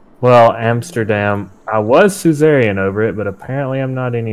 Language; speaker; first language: English; native; English